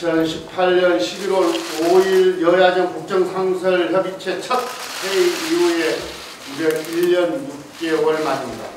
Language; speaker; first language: Korean; native; Korean